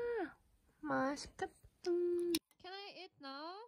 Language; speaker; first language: English; non-native, learner; Korean